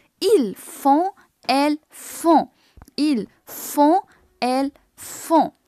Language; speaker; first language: French; non-native, fluent; Arabic